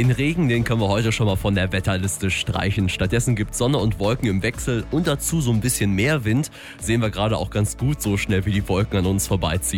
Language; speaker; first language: German; native; German